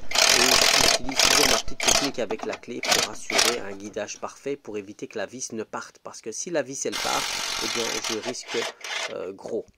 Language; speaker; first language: French; native; French